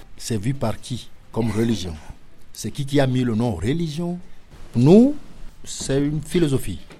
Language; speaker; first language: French; non-native, local second language; Ewe